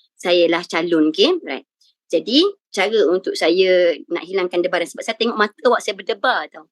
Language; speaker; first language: Malay; native; Malay